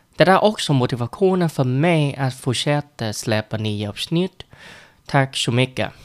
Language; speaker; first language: Swedish; non-native, learner; Vietnamese